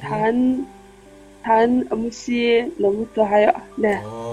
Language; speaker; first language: Korean; non-native, learner; Chinese